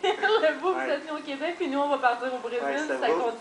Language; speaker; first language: French; native; French